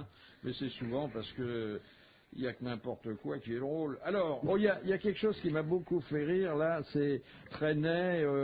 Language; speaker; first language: French; native; French